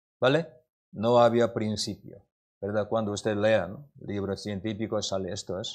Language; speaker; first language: Spanish; non-native, learner; Korean